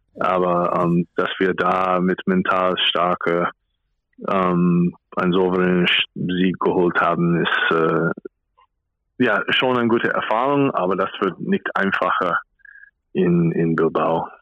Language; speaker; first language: German; non-native, fluent; English